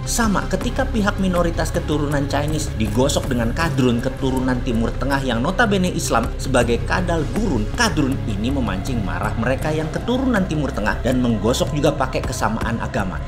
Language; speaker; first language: Indonesian; non-native, local second language; Javanese